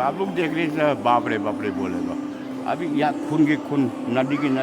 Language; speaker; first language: Hindi; non-native, local second language; Manipuri